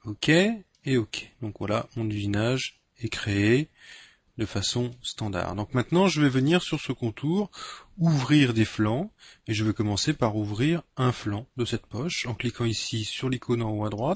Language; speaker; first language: French; native; French